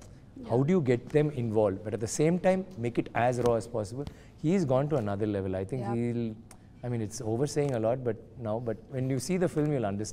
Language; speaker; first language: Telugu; non-native, learner; Tamil